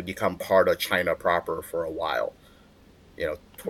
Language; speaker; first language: English; early bilingual, other home language; Chinese